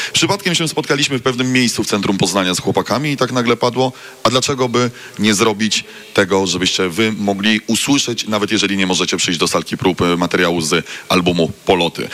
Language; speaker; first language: Polish; native; Polish